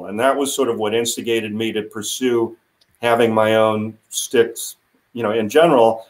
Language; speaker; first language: English; native; English